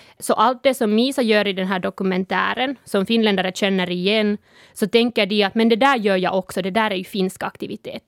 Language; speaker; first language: Swedish; non-native, local second language; Northern Sami